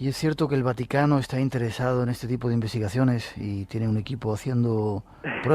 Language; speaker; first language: Spanish; native; Spanish